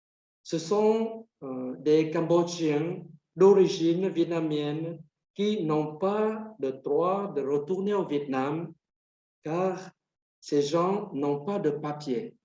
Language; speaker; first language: French; non-native, fluent; Vietnamese